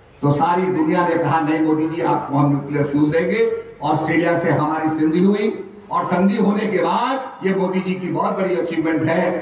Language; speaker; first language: Hindi; native; Hindi